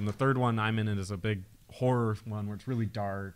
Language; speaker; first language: English; native; English